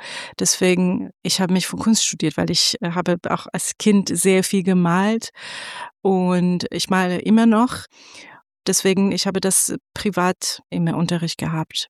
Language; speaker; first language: German; non-native, fluent; Persian